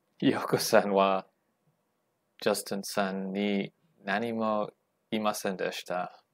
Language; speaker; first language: Japanese; non-native, learner; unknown